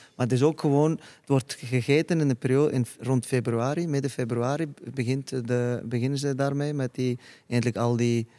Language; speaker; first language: Dutch; non-native, fluent; Icelandic